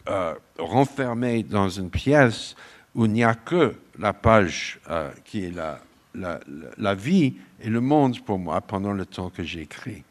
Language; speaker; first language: French; non-native, fluent; English